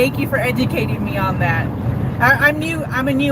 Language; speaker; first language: English; native; English